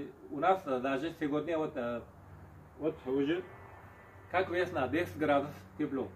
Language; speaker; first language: Russian; non-native, local second language; Uzbek